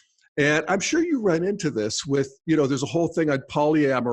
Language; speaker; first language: English; native; English